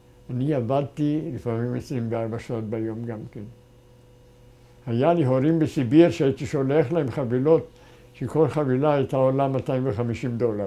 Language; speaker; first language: Hebrew; non-native, fluent; German